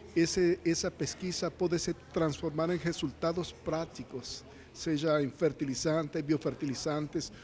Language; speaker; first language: Portuguese; non-native, fluent; Spanish